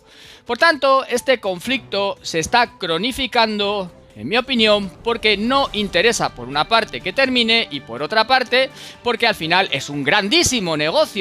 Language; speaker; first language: Spanish; native; Spanish